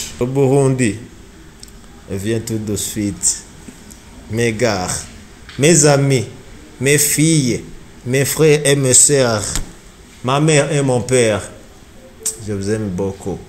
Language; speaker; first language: French; non-native, learner; Rundi